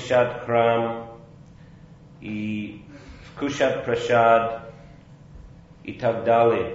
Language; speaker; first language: Russian; non-native, fluent; English